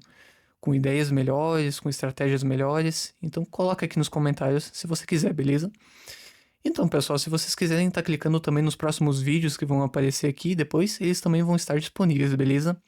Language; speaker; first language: Portuguese; native; Portuguese